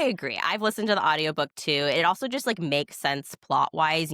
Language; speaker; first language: English; native; English